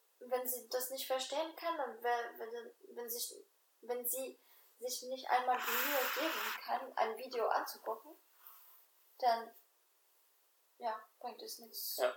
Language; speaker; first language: German; non-native, fluent; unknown